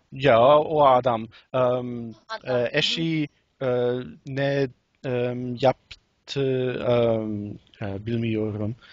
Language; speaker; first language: Turkish; non-native, learner; English